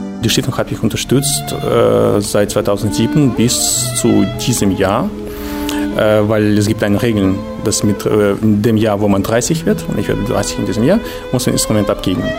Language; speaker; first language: German; non-native, fluent; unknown